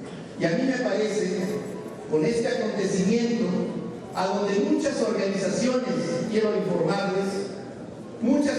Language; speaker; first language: Spanish; native; Spanish